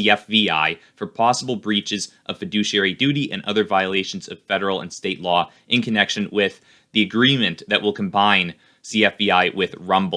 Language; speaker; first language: English; native; English